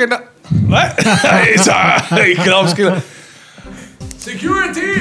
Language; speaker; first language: German; native; German